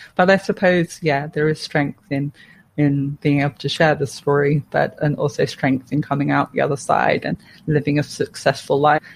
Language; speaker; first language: English; native; English